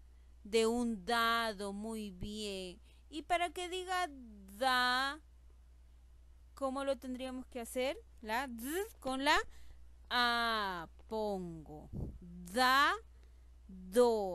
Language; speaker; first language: Spanish; native; Spanish